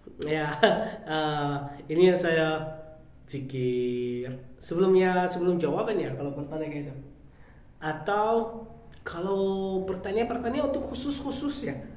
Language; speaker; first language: Indonesian; non-native, learner; Arabic